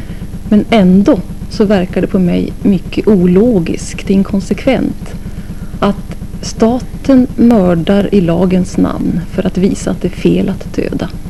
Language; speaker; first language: Swedish; native; Swedish